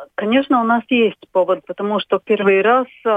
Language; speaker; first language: Russian; non-native, local second language; Latvian